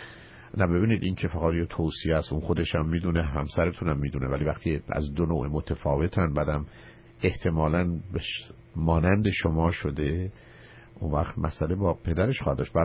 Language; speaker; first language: Persian; native; Persian